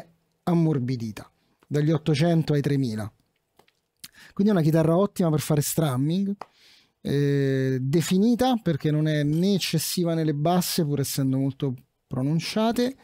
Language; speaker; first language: Italian; native; Italian